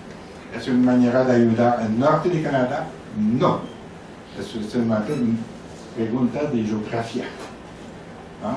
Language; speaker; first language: Spanish; non-native, learner; French